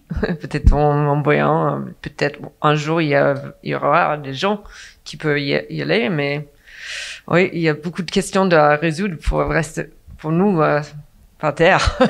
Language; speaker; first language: French; non-native, fluent; English